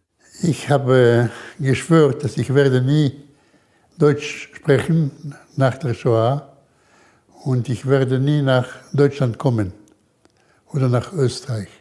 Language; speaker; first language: German; early bilingual, heritage; German